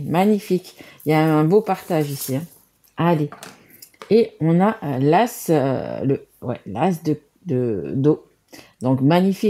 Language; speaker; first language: French; native; French